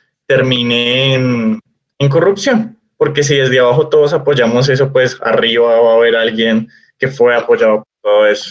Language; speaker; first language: Spanish; native; Spanish